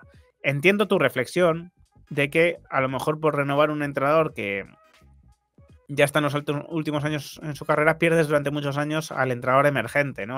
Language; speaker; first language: Spanish; native; Spanish